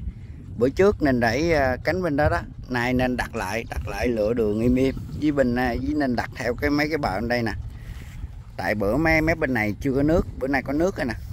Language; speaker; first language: Vietnamese; native; Vietnamese